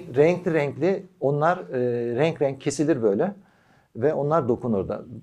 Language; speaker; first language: Turkish; native; Turkish